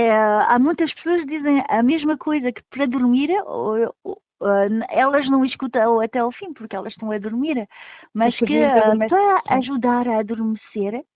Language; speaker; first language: Portuguese; early bilingual, heritage; Portuguese